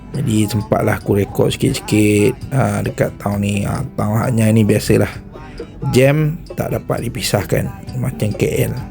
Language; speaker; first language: Malay; native; Malay